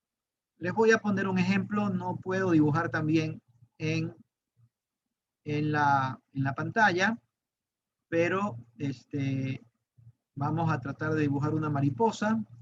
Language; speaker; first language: Spanish; native; Spanish